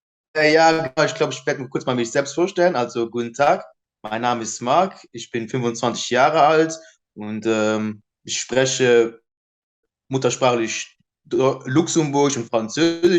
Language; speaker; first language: German; non-native, local second language; Luxembourgish